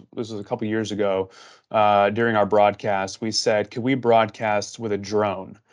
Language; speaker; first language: English; native; English